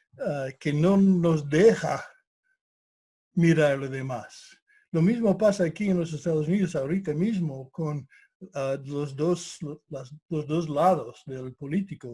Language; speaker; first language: Spanish; non-native, fluent; English